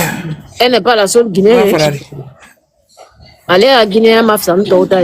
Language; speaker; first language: French; non-native, local second language; Mandingo